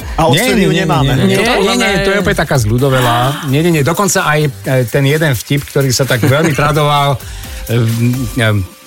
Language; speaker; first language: Slovak; native; Slovak